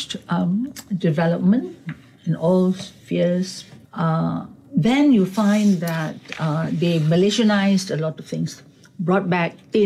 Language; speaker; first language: English; non-native, local second language; Malay